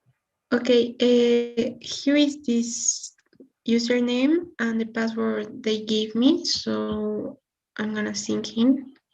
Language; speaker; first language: English; non-native, learner; Spanish